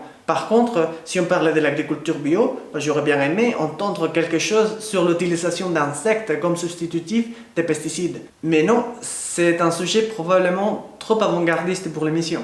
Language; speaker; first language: French; non-native, fluent; Spanish